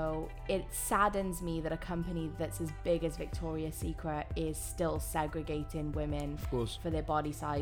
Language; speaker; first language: English; native; English